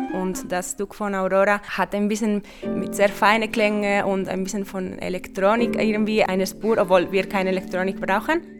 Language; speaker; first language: German; non-native, fluent; Spanish